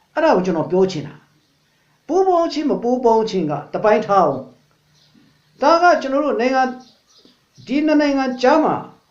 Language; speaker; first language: Burmese; non-native, local second language; Hakha Chin